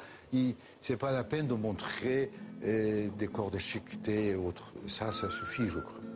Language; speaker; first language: French; non-native, fluent; Persian